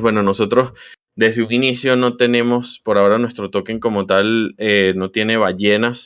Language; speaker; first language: Spanish; native; Spanish